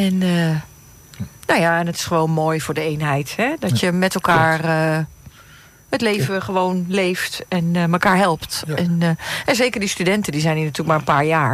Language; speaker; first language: Dutch; native; Dutch